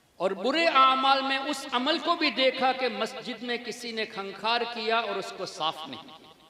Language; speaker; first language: Urdu; non-native, fluent; Tamil